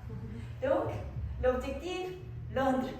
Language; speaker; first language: French; non-native, learner; Korean